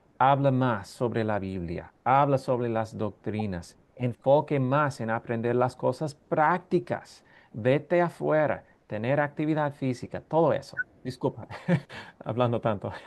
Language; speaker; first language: Spanish; non-native, fluent; English